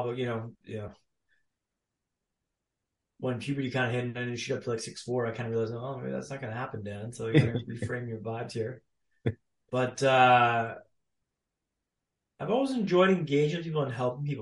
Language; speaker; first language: English; native; English